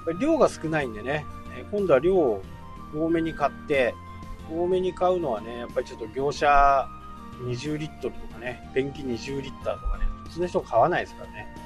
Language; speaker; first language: Japanese; native; Japanese